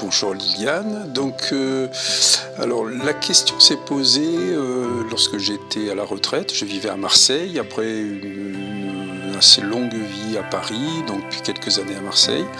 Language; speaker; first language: French; native; French